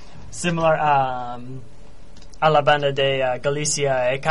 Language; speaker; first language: Spanish; non-native, learner; English